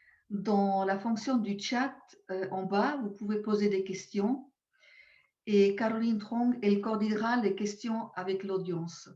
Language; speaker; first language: French; non-native, local second language; German